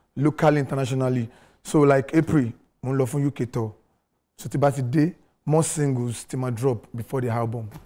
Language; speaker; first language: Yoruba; non-native, local second language; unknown